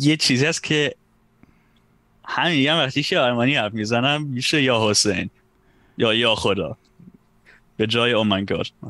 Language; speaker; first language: Persian; non-native, fluent; German